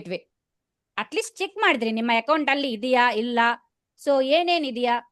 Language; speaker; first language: Kannada; non-native, learner; Telugu